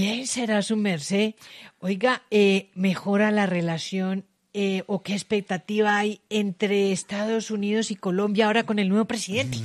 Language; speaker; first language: Spanish; native; Spanish